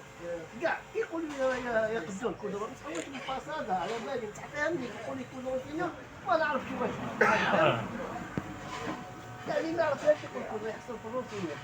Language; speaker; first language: Arabic; native; Arabic